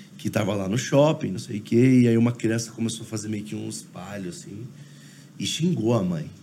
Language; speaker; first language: Portuguese; native; Portuguese